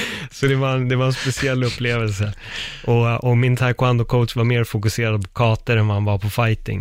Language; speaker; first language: Swedish; native; Swedish